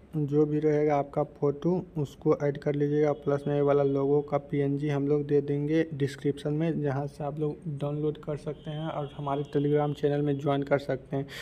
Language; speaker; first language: Hindi; native; Hindi